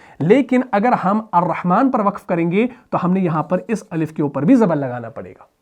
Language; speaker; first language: Urdu; native; Urdu